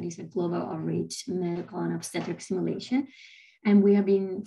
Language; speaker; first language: English; non-native, fluent; Spanish